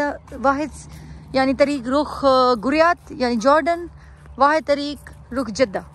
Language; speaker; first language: Arabic; non-native, learner; Urdu